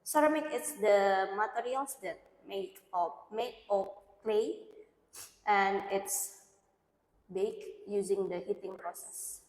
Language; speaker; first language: English; non-native, learner; Indonesian